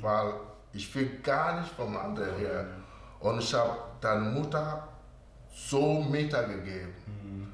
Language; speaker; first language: German; non-native, learner; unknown